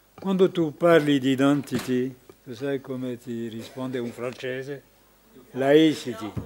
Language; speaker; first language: Italian; non-native, fluent; French